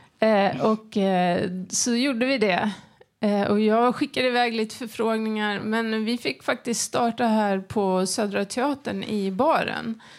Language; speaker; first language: Swedish; native; Swedish